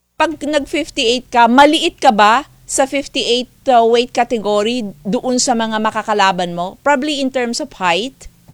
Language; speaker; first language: Filipino; native; Filipino